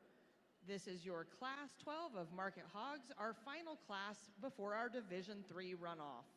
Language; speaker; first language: English; native; English